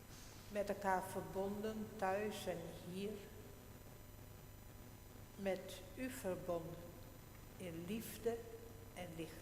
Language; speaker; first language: Dutch; non-native, local second language; Western Frisian